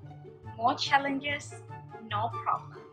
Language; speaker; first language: English; non-native, learner; Malay